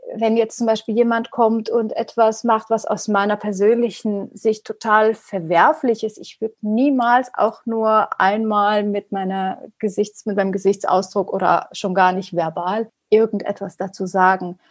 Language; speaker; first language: German; early bilingual, other home language; Persian